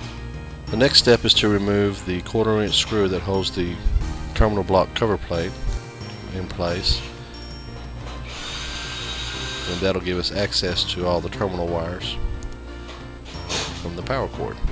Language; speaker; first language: English; native; English